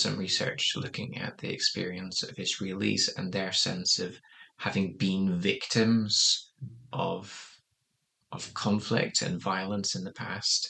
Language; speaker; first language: English; native; English